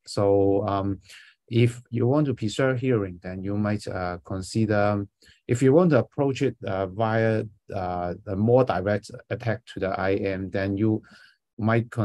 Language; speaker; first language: English; non-native, fluent; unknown